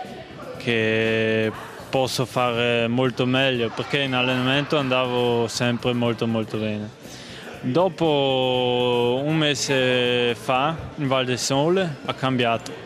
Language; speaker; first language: Italian; non-native, local second language; German